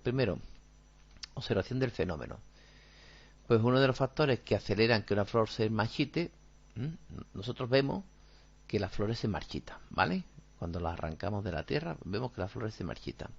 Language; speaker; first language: Spanish; native; Spanish